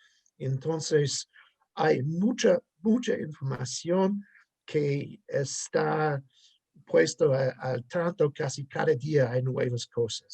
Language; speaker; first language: Spanish; non-native, fluent; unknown